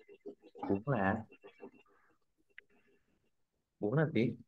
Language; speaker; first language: Vietnamese; native; Vietnamese